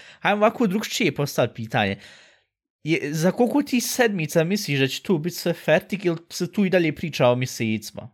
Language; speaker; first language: Bosnian; early bilingual, heritage; Bosnian